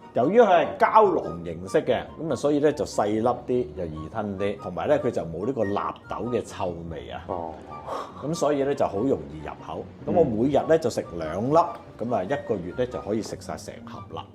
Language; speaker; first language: Cantonese; native; Cantonese